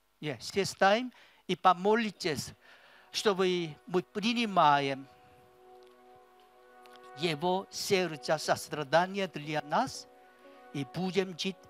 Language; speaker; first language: Russian; non-native, learner; Korean